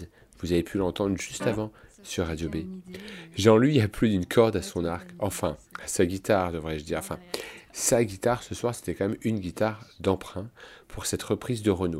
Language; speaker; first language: French; native; French